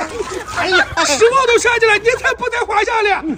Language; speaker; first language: Chinese; native; Chinese